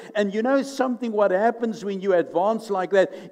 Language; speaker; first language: English; non-native, local second language; Afrikaans